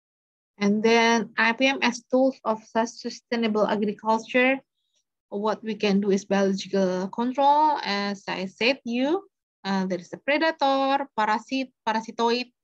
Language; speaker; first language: English; non-native, learner; Indonesian